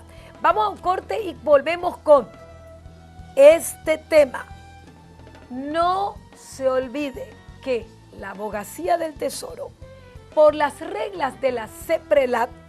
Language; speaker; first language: Spanish; native; Spanish